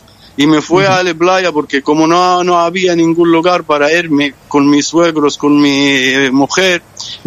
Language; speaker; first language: Spanish; non-native, fluent; Arabic